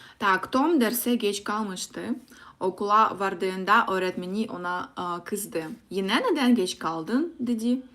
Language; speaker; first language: Turkish; non-native, learner; Russian